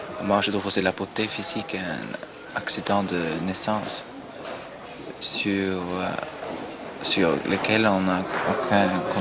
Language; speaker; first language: French; non-native, fluent; German